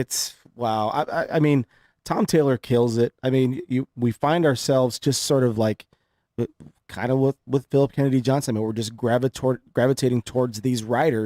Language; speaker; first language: English; native; English